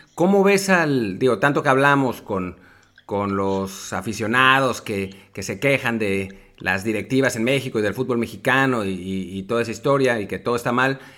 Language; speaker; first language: Spanish; native; Spanish